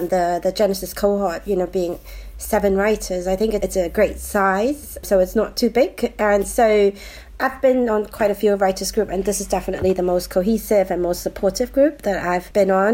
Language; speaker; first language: English; non-native, local second language; Cantonese